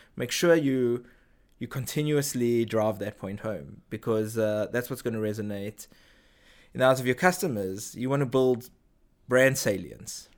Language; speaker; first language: English; native; English